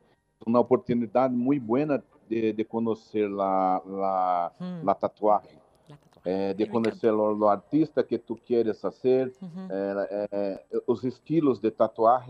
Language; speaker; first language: Spanish; non-native, learner; Portuguese